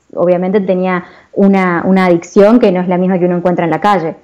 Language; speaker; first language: Spanish; native; Spanish